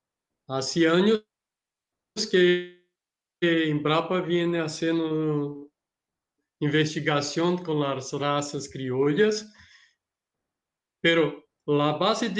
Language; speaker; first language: Spanish; non-native, learner; Portuguese